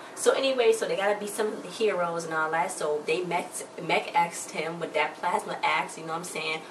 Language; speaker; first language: English; native; English